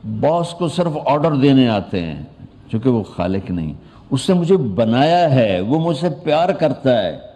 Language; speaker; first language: Urdu; non-native, local second language; Punjabi